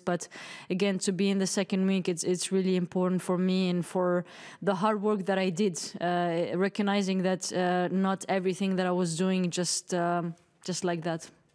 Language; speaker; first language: English; non-native, fluent; Arabic